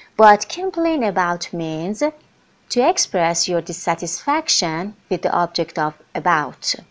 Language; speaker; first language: English; non-native, fluent; Persian